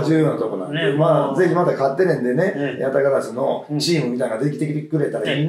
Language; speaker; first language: Japanese; native; Japanese